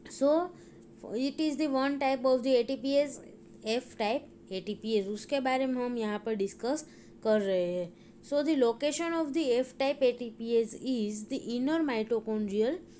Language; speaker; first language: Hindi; non-native, local second language; Gujarati